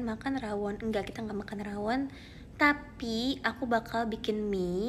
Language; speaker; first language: Indonesian; native; Indonesian